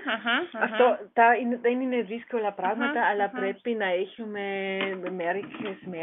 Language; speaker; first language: Greek; non-native, learner; German